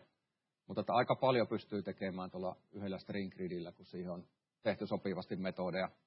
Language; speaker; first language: Finnish; native; Finnish